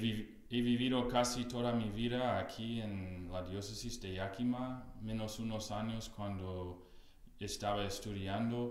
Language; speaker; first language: Spanish; non-native, fluent; English